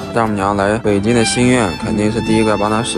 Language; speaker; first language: Chinese; native; Chinese